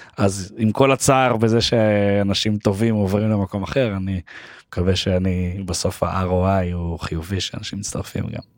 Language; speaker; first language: Hebrew; native; Hebrew